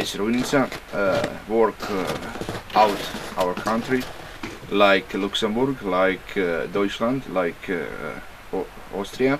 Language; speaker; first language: English; non-native, learner; Bosnian